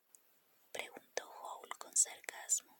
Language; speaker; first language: Spanish; native; Spanish